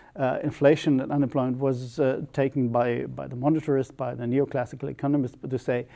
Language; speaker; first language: English; non-native, fluent; German